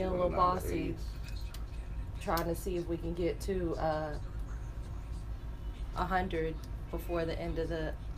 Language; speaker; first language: English; native; English